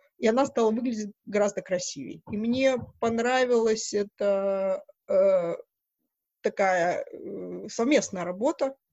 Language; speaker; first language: Russian; native; Russian